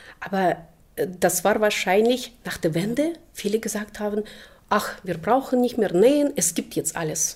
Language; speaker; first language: German; non-native, fluent; Russian